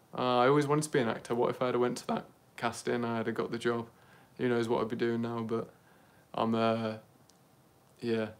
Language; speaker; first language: English; native; English